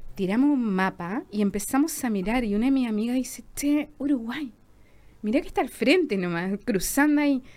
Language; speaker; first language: Spanish; native; Spanish